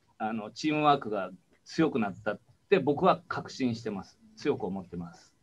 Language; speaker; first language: Japanese; native; Japanese